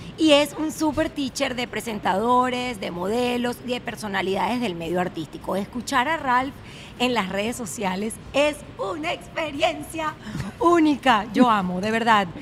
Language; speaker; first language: Spanish; native; Spanish